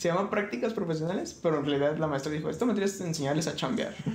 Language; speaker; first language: Spanish; native; Spanish